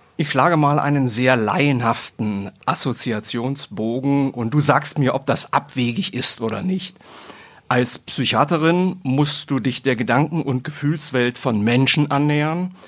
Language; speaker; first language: German; native; German